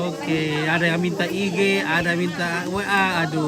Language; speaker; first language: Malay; non-native, local second language; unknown